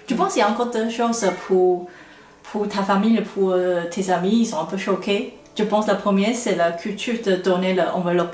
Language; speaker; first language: French; non-native, fluent; Chinese